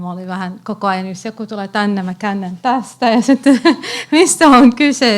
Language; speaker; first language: Finnish; non-native, learner; Arabic